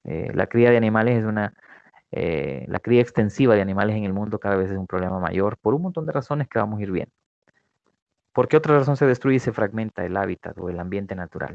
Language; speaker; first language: Spanish; native; Spanish